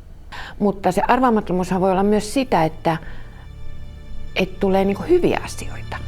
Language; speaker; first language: Finnish; native; Finnish